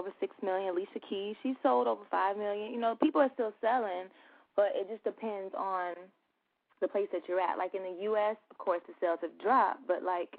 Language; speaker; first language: English; native; English